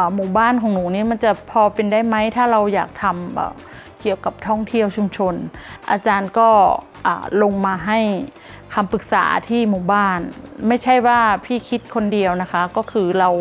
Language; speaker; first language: Thai; native; Thai